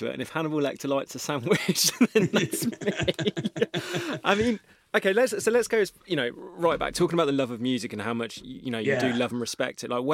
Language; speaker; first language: English; native; English